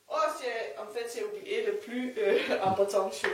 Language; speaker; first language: French; non-native, learner; Danish